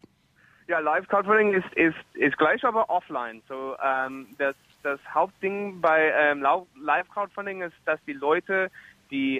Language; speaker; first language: German; non-native, fluent; English